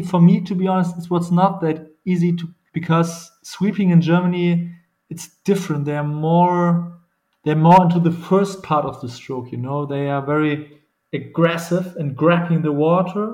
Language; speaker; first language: English; non-native, fluent; German